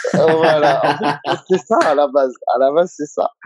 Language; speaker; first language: French; native; French